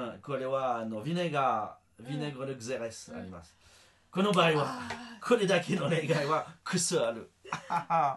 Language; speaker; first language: Japanese; non-native, learner; French